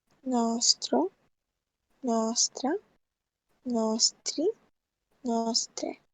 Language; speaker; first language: Italian; non-native, learner; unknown